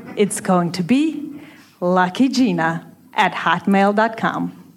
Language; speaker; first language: English; non-native, fluent; Russian